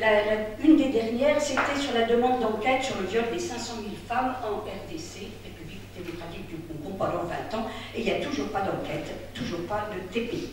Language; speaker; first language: French; native; French